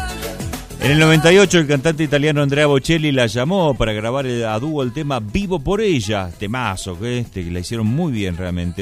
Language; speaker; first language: Spanish; native; Spanish